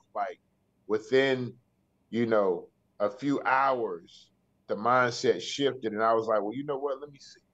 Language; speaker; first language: English; native; English